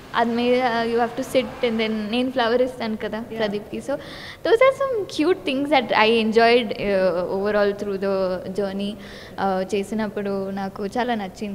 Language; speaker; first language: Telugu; non-native, learner; Tamil